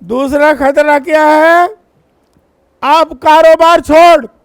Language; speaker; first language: Urdu; non-native, local second language; Punjabi